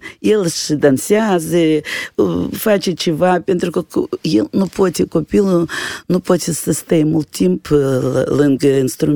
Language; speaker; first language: Romanian; non-native, local second language; Russian